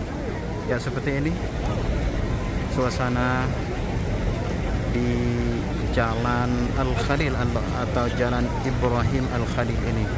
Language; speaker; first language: Indonesian; native; Indonesian